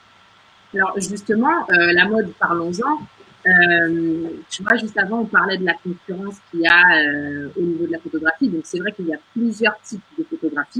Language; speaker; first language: French; native; French